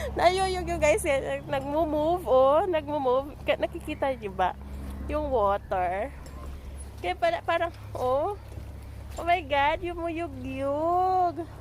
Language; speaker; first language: Filipino; native; Filipino